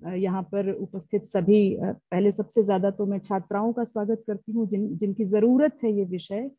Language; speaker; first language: Hindi; native; Hindi